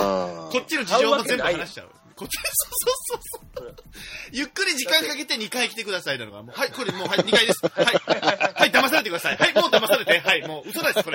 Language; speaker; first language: Japanese; native; Japanese